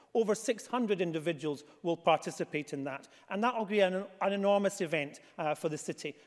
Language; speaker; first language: English; native; English